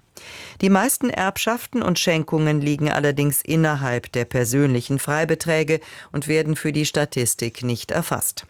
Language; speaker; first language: German; native; German